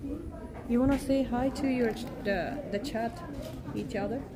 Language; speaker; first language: English; non-native, learner; Japanese